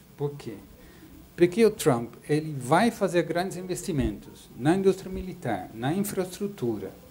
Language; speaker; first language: Portuguese; non-native, fluent; Dutch